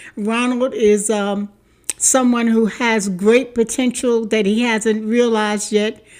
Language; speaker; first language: English; native; English